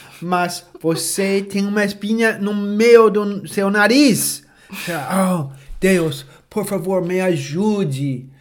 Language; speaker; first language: Portuguese; non-native, fluent; English